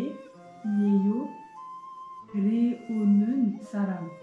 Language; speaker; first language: Korean; non-native, learner; French